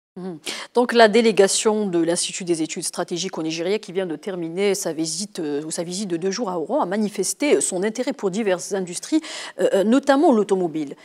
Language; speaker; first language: French; non-native, local second language; Arabic